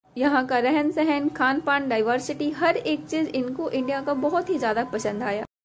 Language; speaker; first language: Hindi; native; Hindi